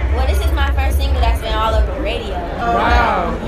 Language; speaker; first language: English; native; English